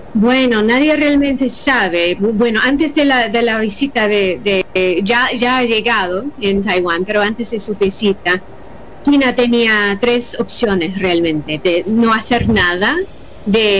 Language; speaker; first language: Spanish; non-native, fluent; English